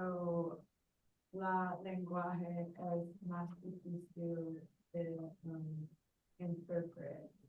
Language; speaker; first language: Spanish; non-native, learner; English